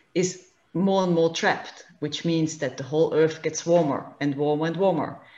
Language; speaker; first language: English; non-native, fluent; German